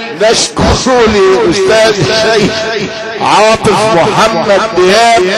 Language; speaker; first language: Arabic; native; Arabic